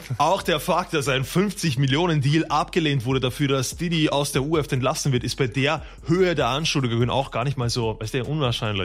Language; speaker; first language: German; native; German